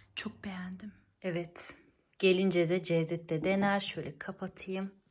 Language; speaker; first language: Turkish; early bilingual, heritage; Turkish